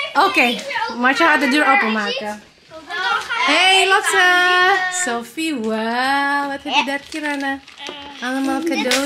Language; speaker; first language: Dutch; non-native, learner; Indonesian